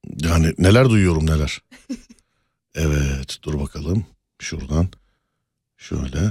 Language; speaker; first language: Turkish; native; Turkish